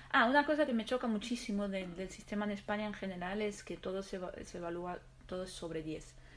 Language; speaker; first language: Spanish; non-native, fluent; Arabic